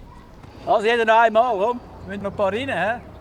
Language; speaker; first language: German; native; German